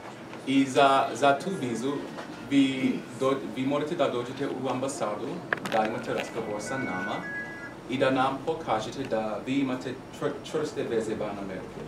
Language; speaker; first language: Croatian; non-native, learner; English